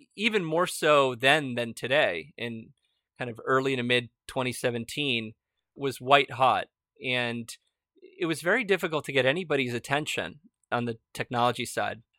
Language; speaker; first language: English; early bilingual, other home language; Spanish